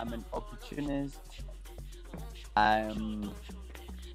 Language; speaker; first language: English; non-native, local second language; Zulu